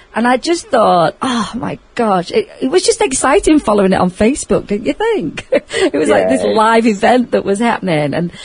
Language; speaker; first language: English; native; English